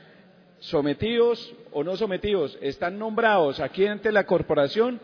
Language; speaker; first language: Spanish; native; Spanish